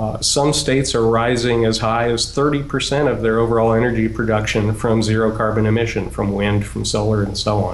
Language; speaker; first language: English; native; English